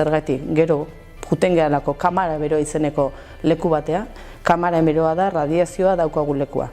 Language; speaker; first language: Basque; native; Basque